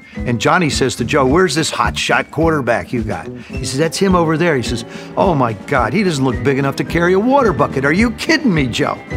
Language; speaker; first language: English; native; English